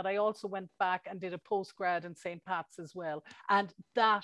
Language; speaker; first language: English; native; English